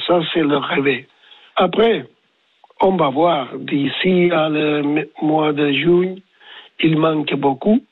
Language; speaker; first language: French; non-native, learner; Spanish